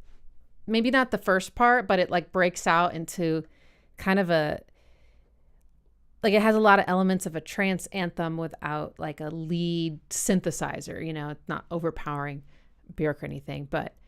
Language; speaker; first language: English; native; English